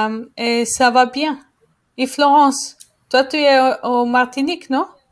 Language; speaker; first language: French; non-native, learner; Spanish